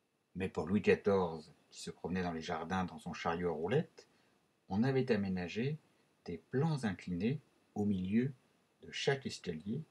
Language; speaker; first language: French; native; French